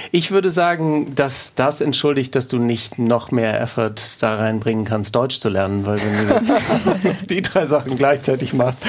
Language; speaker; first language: German; native; German